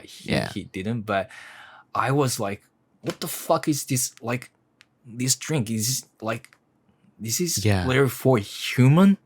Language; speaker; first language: English; non-native, learner; Japanese